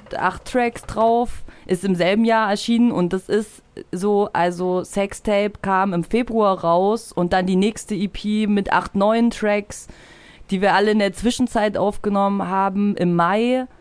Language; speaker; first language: German; native; German